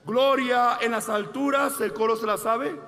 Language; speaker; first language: Spanish; native; Spanish